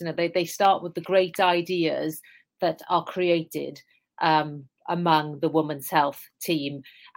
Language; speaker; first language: English; native; English